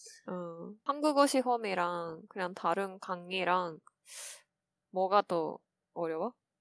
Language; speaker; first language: Korean; non-native, fluent; Japanese